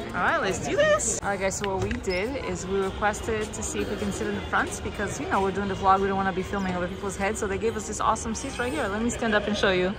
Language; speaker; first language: English; non-native, fluent; Portuguese